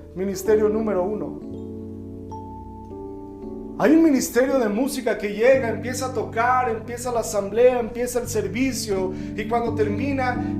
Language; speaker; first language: Spanish; native; Spanish